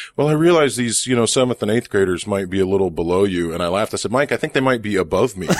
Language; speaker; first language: English; native; English